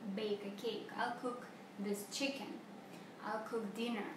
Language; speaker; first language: English; non-native, fluent; Russian